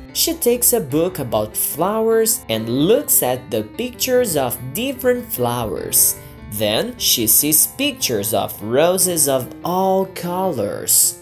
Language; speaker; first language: English; non-native, fluent; Portuguese